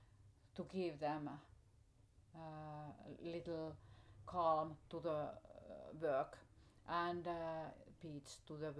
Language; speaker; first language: English; non-native, learner; Finnish